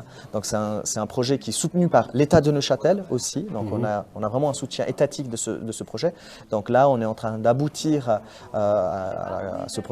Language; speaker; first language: French; native; French